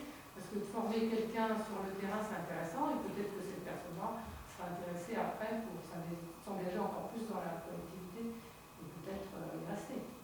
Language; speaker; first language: French; native; French